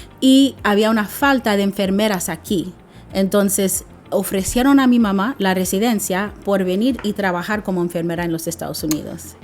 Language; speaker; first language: Spanish; non-native, fluent; English